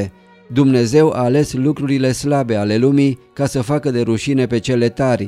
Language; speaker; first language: Romanian; native; Romanian